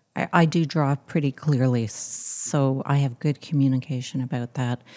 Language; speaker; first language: English; native; English